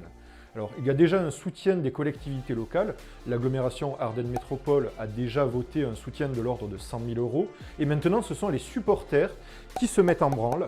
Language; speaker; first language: French; native; French